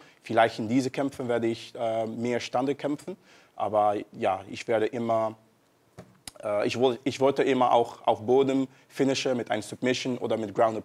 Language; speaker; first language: German; non-native, learner; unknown